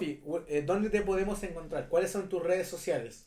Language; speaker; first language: Spanish; native; Spanish